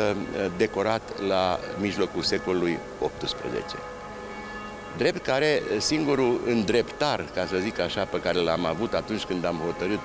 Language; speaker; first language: Romanian; native; Romanian